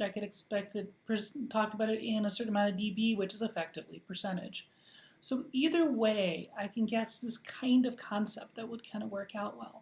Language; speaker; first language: English; native; English